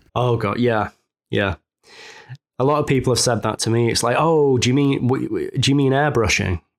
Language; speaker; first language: English; native; English